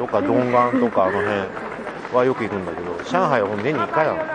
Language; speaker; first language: Japanese; native; Japanese